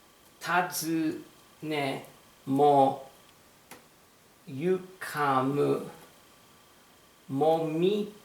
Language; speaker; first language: Japanese; non-native, learner; English